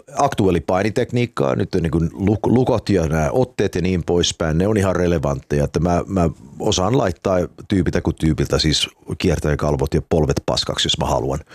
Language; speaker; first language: Finnish; early bilingual, heritage; Finnish